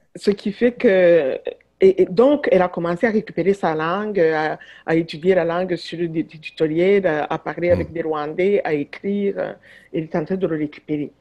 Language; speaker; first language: French; non-native, local second language; Kinyarwanda